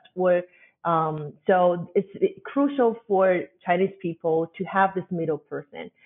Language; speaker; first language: English; non-native, fluent; Chinese